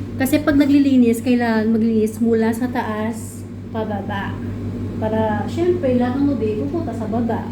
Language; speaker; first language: Filipino; non-native, local second language; Hiligaynon